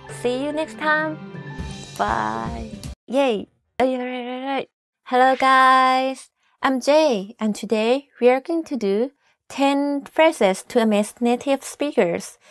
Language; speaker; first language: English; non-native, fluent; Thai